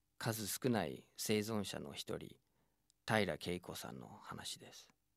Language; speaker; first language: Japanese; non-native, fluent; English